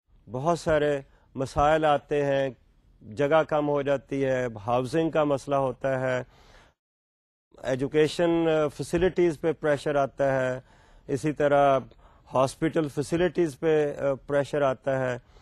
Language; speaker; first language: Urdu; native; Urdu